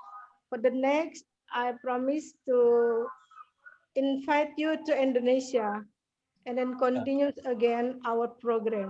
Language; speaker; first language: English; non-native, learner; Indonesian